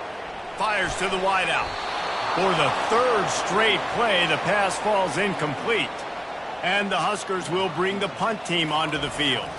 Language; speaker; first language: English; native; English